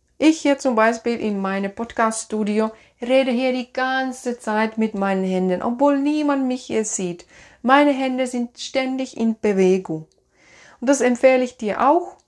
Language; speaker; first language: German; non-native, fluent; Finnish